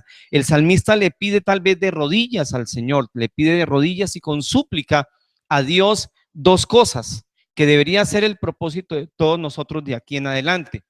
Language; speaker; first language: Spanish; native; Spanish